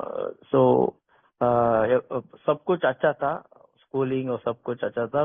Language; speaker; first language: Hindi; non-native, local second language; Kannada